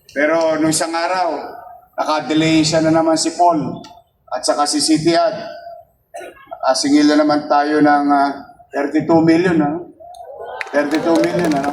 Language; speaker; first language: Filipino; native; Filipino